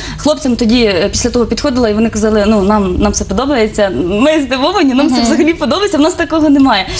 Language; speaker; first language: Ukrainian; native; Ukrainian